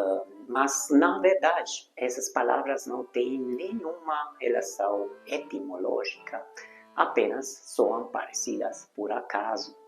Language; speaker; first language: Portuguese; non-native, fluent; Hungarian